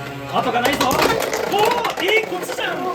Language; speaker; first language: Japanese; native; Japanese